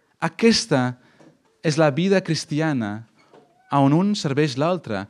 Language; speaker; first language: Catalan; non-native, fluent; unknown